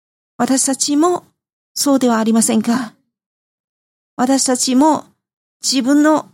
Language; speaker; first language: Japanese; non-native, fluent; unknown